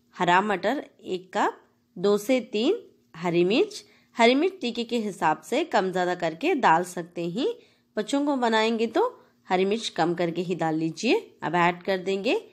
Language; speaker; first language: Hindi; non-native, local second language; Telugu